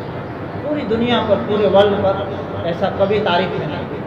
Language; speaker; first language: Urdu; native; Urdu